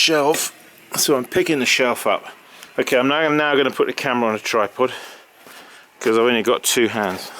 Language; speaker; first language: English; native; English